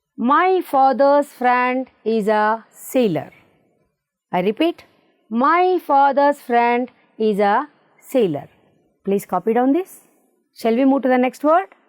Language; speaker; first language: English; non-native, local second language; Kannada